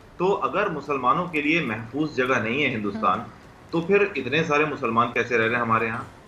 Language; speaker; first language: Hindi; native; Hindi